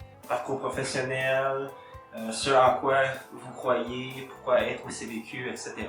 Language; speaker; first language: French; native; French